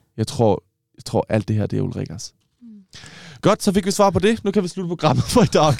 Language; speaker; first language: Danish; native; Danish